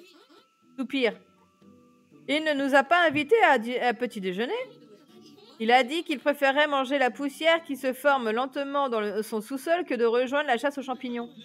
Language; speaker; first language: French; native; French